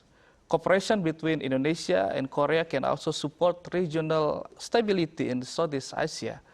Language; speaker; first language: English; non-native, learner; Indonesian